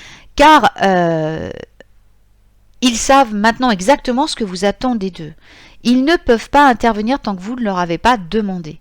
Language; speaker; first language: French; native; French